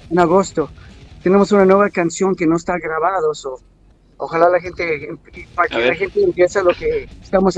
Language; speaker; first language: Spanish; early bilingual, heritage; English